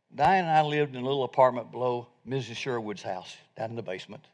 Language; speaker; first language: English; native; English